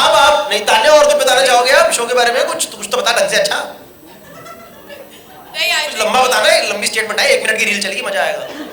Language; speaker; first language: Hindi; native; Hindi